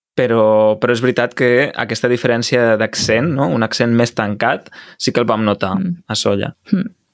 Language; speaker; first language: Catalan; native; Catalan